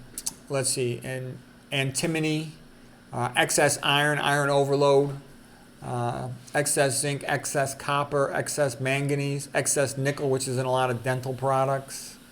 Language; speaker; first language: English; native; English